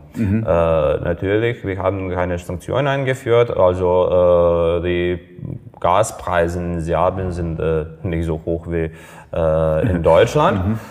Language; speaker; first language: German; non-native, fluent; Serbian